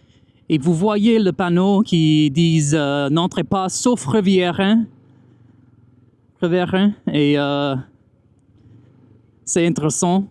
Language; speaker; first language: French; non-native, fluent; English